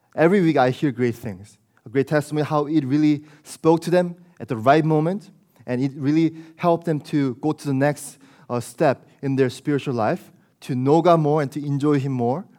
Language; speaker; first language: English; early bilingual, other home language; Korean